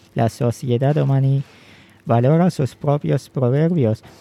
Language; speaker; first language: Spanish; non-native, fluent; Arabic